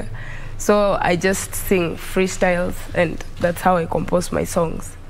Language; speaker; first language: English; non-native, local second language; Luo (Kenya and Tanzania)